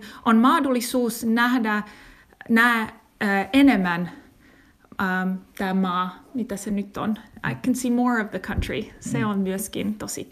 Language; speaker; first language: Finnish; non-native, learner; English